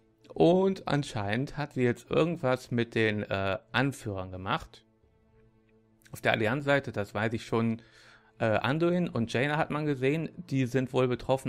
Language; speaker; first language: German; native; German